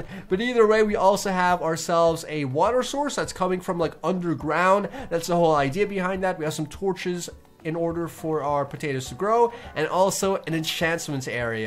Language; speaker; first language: English; native; English